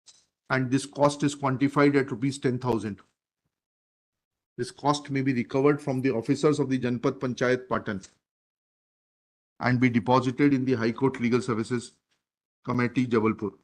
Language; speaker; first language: English; non-native, local second language; Hindi